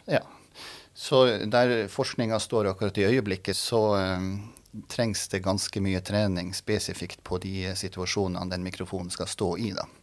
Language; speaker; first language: Norwegian; native; Norwegian